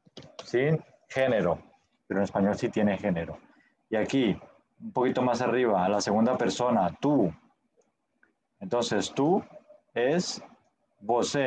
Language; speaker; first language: Spanish; native; Spanish